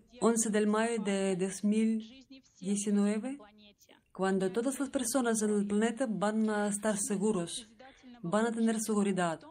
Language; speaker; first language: Spanish; non-native, learner; Russian